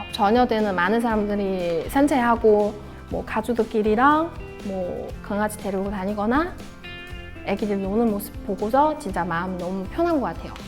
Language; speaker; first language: Korean; non-native, fluent; Chinese